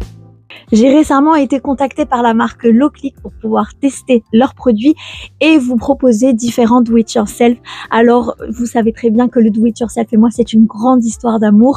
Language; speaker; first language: French; native; French